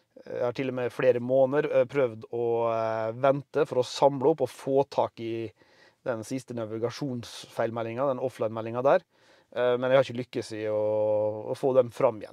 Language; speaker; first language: Norwegian; native; Norwegian